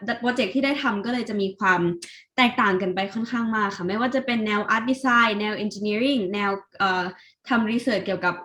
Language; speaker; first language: Thai; native; Thai